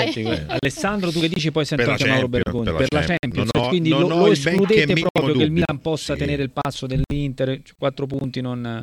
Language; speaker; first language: Italian; native; Italian